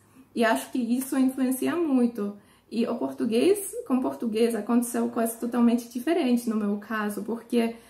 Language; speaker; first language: Portuguese; non-native, fluent; Polish